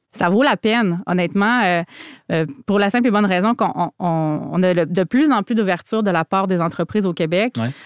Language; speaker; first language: French; native; French